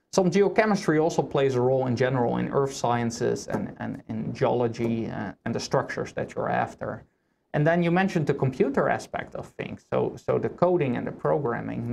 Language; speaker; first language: English; non-native, fluent; Dutch